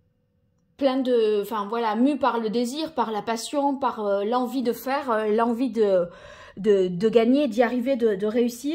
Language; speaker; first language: French; native; French